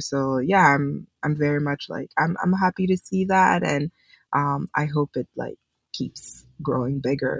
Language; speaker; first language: English; native; English